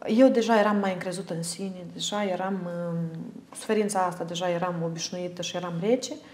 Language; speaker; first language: Romanian; native; Romanian